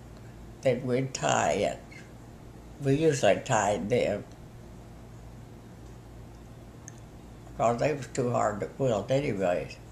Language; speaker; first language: English; native; English